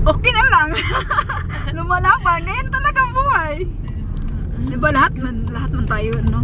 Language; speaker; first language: Filipino; non-native, local second language; Cebuano